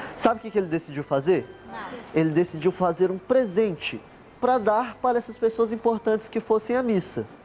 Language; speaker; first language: Portuguese; native; Portuguese